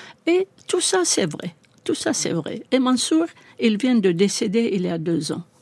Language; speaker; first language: French; non-native, fluent; Arabic